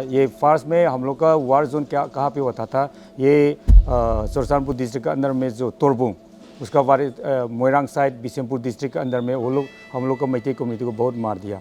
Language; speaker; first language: Hindi; non-native, local second language; Manipuri